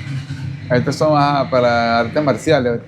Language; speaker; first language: Spanish; native; Spanish